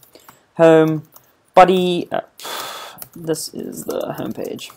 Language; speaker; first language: English; native; English